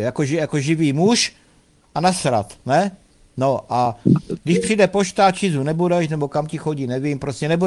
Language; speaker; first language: Czech; native; Czech